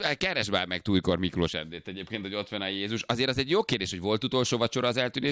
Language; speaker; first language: Hungarian; native; Hungarian